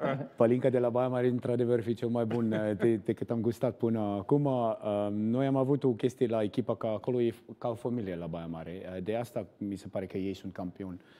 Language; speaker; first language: Romanian; non-native, learner; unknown